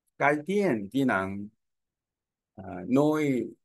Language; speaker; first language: Vietnamese; non-native, learner; Korean